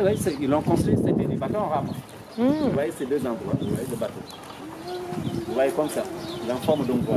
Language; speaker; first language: French; non-native, local second language; Wolof